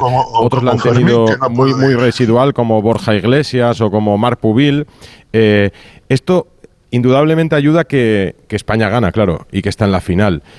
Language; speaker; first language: Spanish; native; Spanish